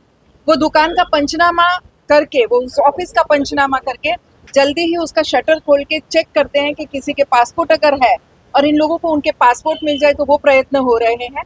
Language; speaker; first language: Hindi; non-native, local second language; Marathi